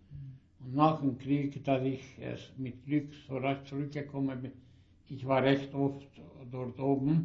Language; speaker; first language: German; early bilingual, heritage; German